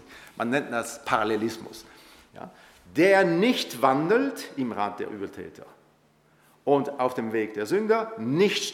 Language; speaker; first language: German; non-native, local second language; French